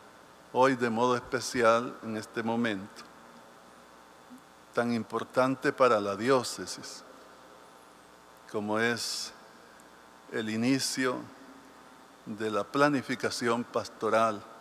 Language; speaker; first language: Spanish; native; Spanish